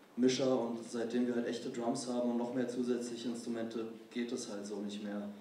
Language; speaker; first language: German; native; German